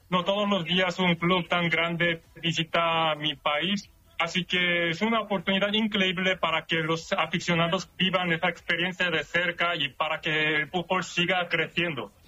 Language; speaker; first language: Spanish; non-native, learner; Korean